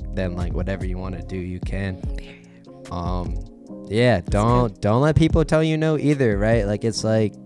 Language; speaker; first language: English; native; English